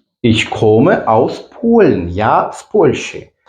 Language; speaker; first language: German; non-native, fluent; Ukrainian